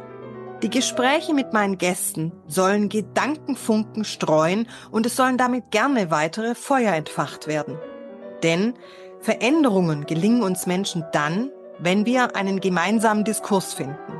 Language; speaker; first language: German; native; German